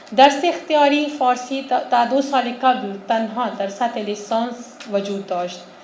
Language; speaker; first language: Persian; non-native, fluent; Urdu